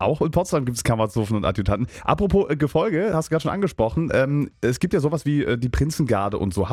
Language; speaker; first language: German; native; German